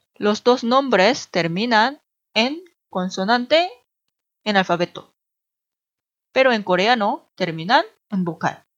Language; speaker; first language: Spanish; non-native, fluent; Korean